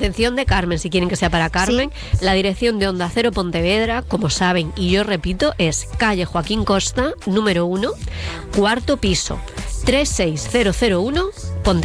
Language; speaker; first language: Spanish; native; Spanish